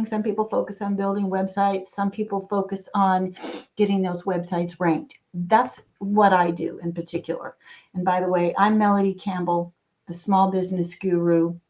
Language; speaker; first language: English; native; English